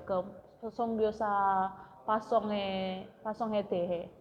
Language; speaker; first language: Korean; non-native, learner; Indonesian